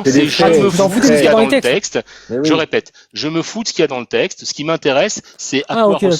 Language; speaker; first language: French; native; French